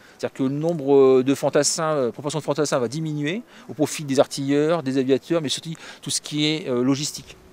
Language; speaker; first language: French; native; French